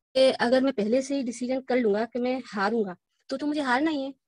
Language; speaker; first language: Hindi; native; Hindi